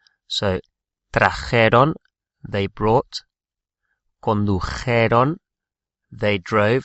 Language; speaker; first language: English; native; English